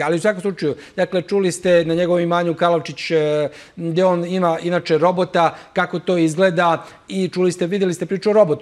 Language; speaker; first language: Serbian; native; Serbian